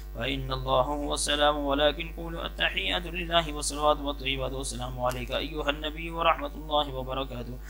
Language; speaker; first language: Arabic; non-native, fluent; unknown